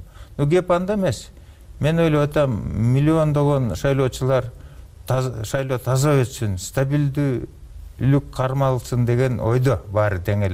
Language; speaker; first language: Kyrgyz; native; Kyrgyz